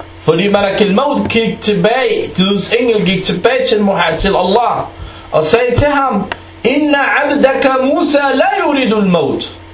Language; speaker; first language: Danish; early bilingual, other home language; Arabic